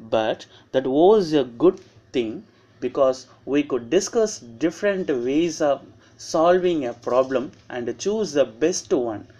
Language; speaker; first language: English; non-native, local second language; Tamil